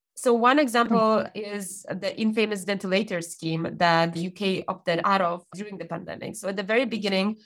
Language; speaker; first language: English; non-native, fluent; Polish